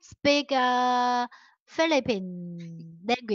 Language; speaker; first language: English; non-native, learner; Chinese